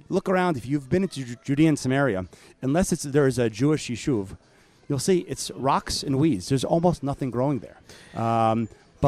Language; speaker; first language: English; native; English